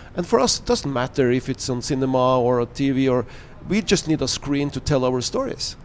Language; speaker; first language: English; non-native, fluent; Norwegian